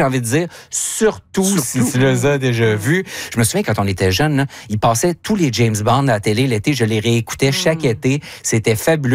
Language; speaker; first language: French; native; French